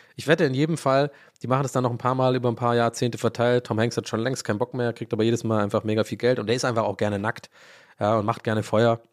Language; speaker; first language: German; early bilingual, other home language; English